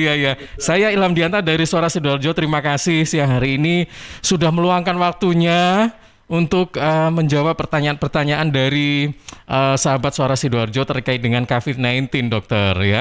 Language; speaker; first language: Indonesian; native; Indonesian